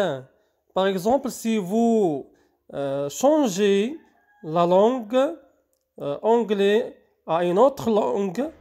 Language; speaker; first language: French; non-native, local second language; Arabic